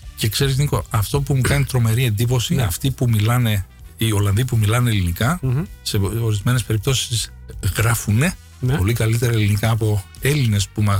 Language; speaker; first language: Greek; native; Greek